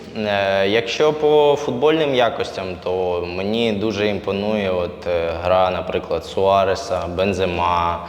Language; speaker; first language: Ukrainian; native; Ukrainian